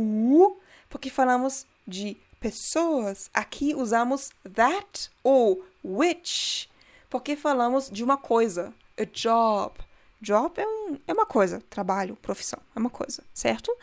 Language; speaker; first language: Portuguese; non-native, fluent; German